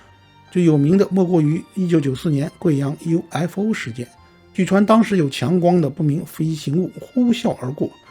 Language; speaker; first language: Chinese; native; Chinese